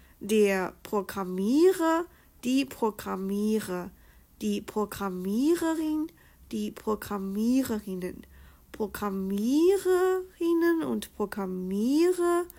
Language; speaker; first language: German; non-native, fluent; Chinese